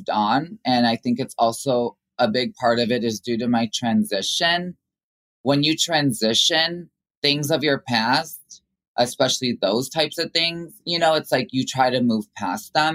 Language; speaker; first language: English; native; English